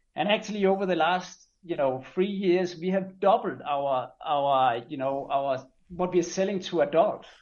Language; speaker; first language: English; non-native, fluent; Danish